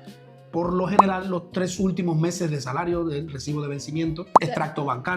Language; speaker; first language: Spanish; native; Spanish